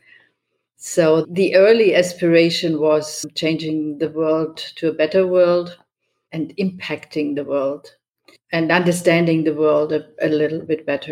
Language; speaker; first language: English; non-native, fluent; German